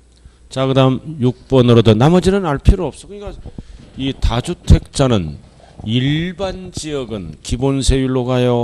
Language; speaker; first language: Korean; native; Korean